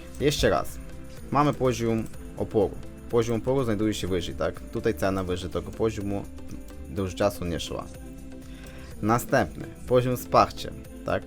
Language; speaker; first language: Polish; non-native, fluent; Ukrainian